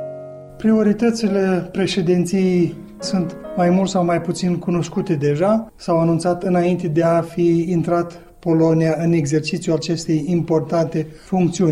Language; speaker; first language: Romanian; native; Romanian